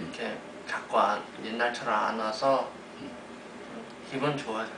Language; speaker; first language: Korean; early bilingual, heritage; Korean